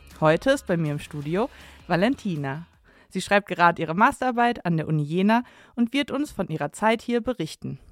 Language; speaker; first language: German; native; German